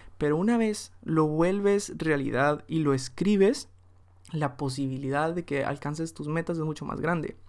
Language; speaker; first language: Spanish; early bilingual, heritage; Spanish